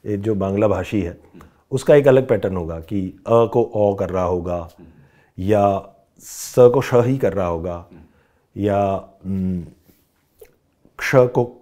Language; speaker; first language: Hindi; non-native, local second language; Rajasthani